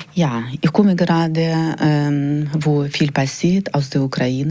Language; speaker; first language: German; non-native, learner; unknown